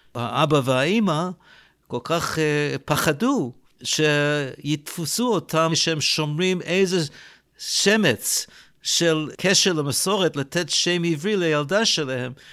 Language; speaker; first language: Hebrew; non-native, fluent; English